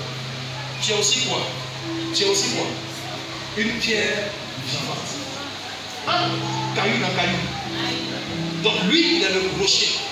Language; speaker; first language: French; native; French